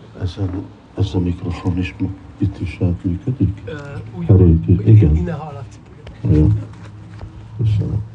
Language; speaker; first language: Hungarian; early bilingual, heritage; Hungarian